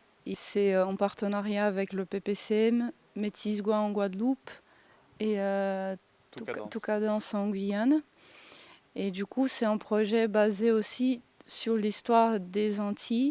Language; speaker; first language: French; non-native, fluent; Portuguese